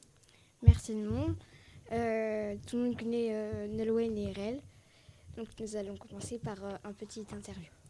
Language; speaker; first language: French; native; French